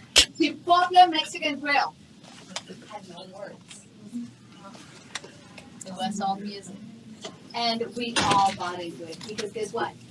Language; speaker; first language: English; non-native, fluent; Spanish